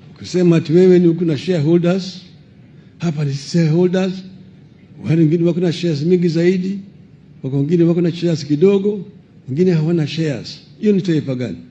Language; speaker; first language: Swahili; non-native, local second language; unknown